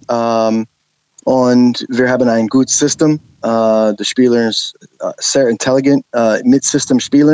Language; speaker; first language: German; non-native, learner; English